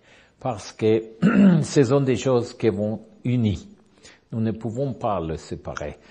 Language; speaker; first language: French; non-native, learner; Spanish